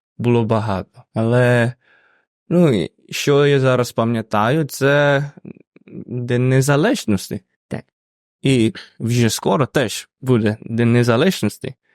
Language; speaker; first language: Ukrainian; non-native, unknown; Indonesian